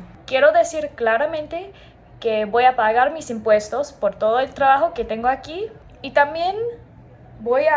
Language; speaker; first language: Spanish; non-native, learner; English